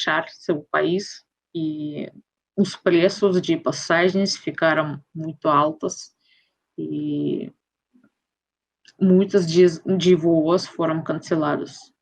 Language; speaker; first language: Portuguese; non-native, fluent; Russian